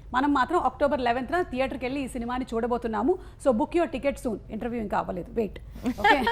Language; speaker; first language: Telugu; non-native, local second language; Malayalam